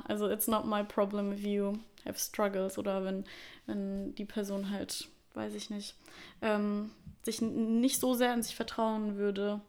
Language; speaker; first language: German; early bilingual, other home language; Russian